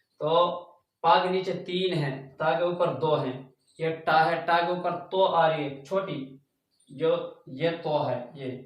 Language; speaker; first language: Hindi; native; Hindi